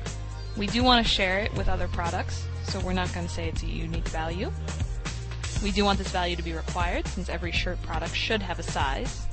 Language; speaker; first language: English; native; English